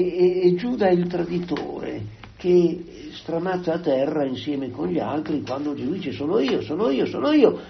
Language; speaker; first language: Italian; native; Italian